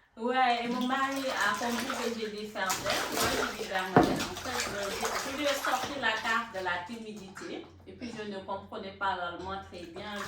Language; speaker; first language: French; non-native, local second language; Wolof